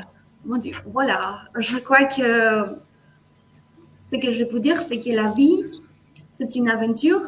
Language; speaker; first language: French; non-native, fluent; Spanish